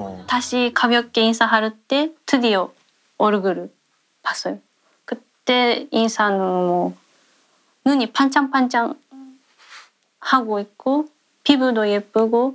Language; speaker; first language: Korean; non-native, learner; Japanese